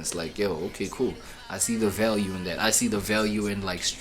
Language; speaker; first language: English; native; English